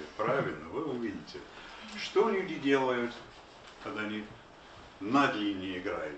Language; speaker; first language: Russian; non-native, fluent; English